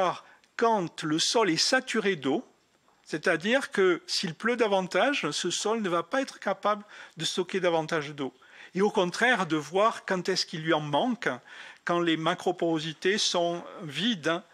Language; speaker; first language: French; native; French